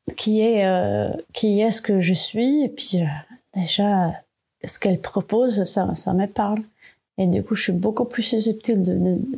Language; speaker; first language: French; non-native, fluent; Swedish